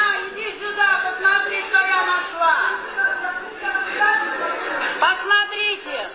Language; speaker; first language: Russian; non-native, fluent; Armenian